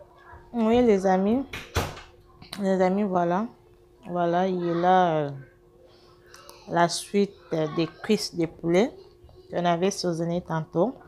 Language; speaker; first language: French; non-native, local second language; Lingala